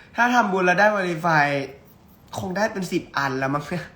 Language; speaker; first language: Thai; native; Thai